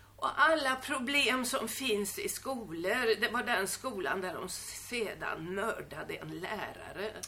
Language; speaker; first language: Swedish; native; Swedish